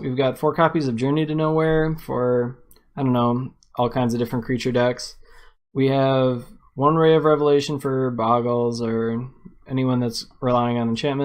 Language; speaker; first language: English; native; English